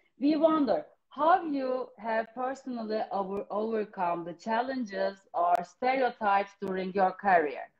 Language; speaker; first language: English; non-native, fluent; Turkish